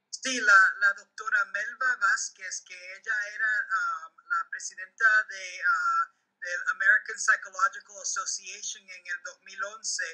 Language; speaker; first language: Spanish; early bilingual, heritage; Spanish